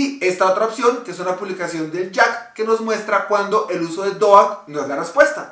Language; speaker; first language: Spanish; native; Spanish